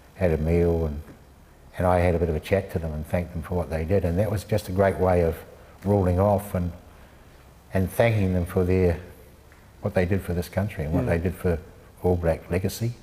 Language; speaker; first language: English; native; English